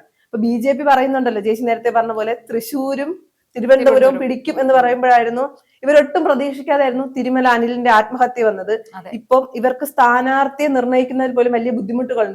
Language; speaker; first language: Malayalam; native; Malayalam